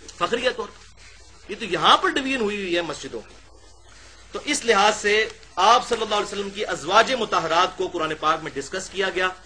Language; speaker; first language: Urdu; non-native, local second language; Punjabi